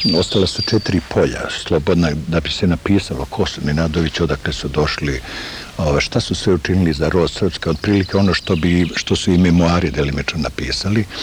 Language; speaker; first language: Serbian; native; Serbian